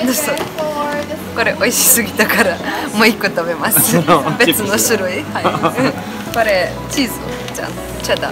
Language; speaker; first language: Japanese; non-native, fluent; Serbian